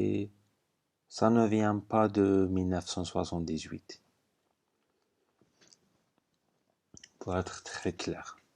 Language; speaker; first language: French; non-native, fluent; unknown